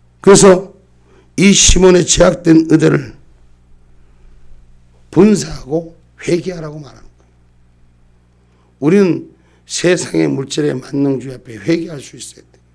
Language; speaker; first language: Korean; native; Korean